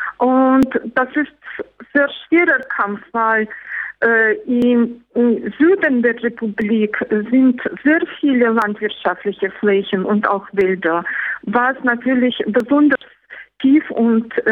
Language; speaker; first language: German; non-native, fluent; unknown